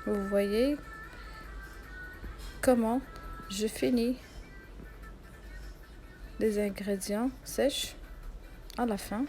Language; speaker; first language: French; non-native, local second language; Arabic